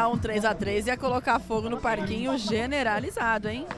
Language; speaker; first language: Portuguese; native; Portuguese